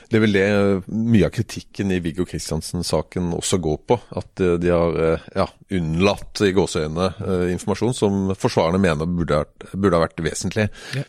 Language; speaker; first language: Norwegian; native; Norwegian